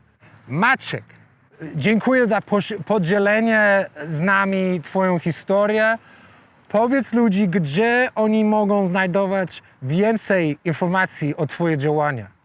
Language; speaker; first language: Polish; non-native, fluent; English